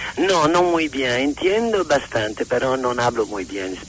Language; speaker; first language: Spanish; non-native, learner; Italian